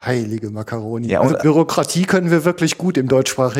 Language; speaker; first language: German; native; German